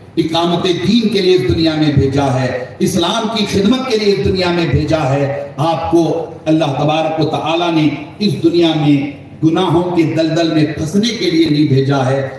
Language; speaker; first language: Urdu; native; Urdu